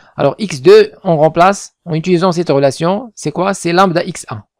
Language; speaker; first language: French; non-native, local second language; Arabic